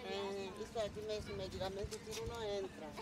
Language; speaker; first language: Portuguese; non-native, local second language; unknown